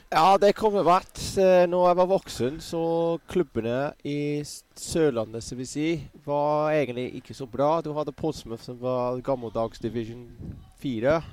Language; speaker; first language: Norwegian; non-native, fluent; English